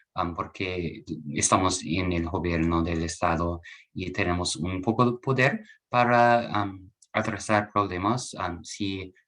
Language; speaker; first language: Spanish; non-native, learner; English